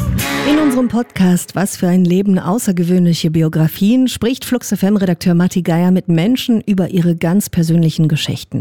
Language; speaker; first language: German; native; German